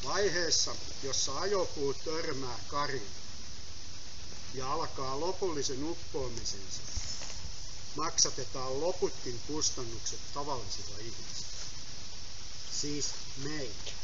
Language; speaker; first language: Finnish; native; Finnish